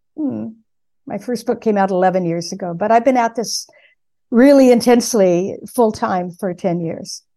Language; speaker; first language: English; native; English